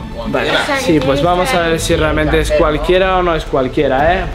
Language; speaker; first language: Spanish; native; Spanish